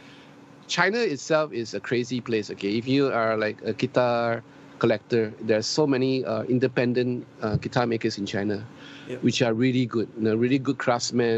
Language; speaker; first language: English; native; English